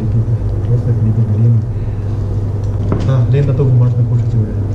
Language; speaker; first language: Russian; non-native, learner; Chinese